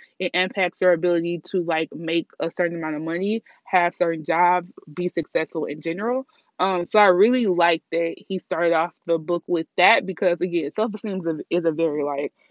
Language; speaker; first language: English; native; English